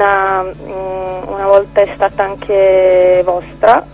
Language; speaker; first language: Italian; non-native, fluent; Croatian